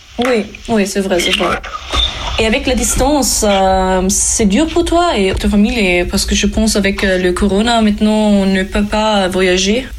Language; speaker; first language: French; non-native, learner; German